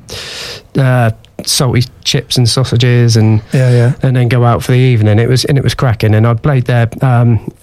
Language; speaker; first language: English; native; English